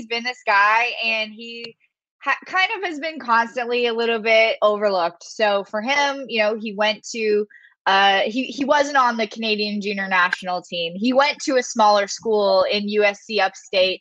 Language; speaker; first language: English; native; English